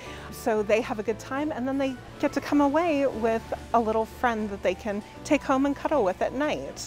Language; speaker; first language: English; native; English